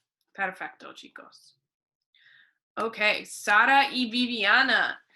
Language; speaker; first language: Spanish; non-native, fluent; English